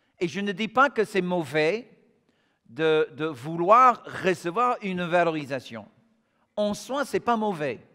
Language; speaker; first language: French; non-native, fluent; English